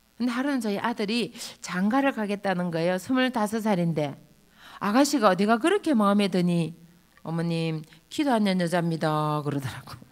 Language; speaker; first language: Korean; native; Korean